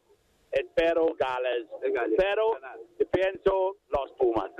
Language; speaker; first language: Spanish; non-native, learner; Welsh